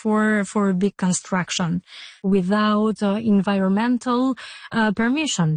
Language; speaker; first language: English; non-native, fluent; Albanian